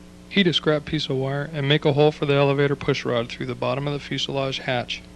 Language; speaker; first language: English; native; English